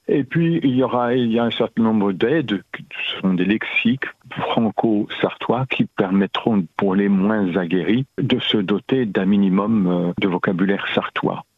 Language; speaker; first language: French; native; French